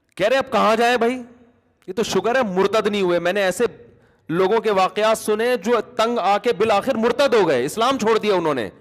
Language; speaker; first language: Urdu; native; Urdu